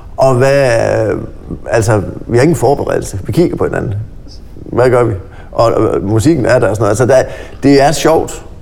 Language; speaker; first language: Danish; native; Danish